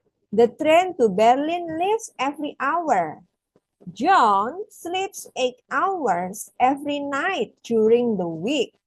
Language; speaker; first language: English; non-native, fluent; Indonesian